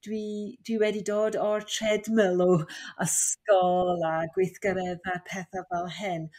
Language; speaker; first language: Welsh; non-native, fluent; English